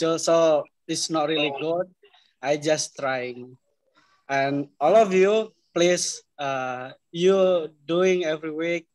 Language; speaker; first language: English; non-native, learner; Indonesian